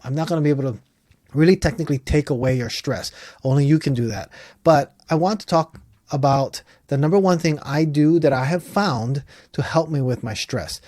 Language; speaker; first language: English; native; English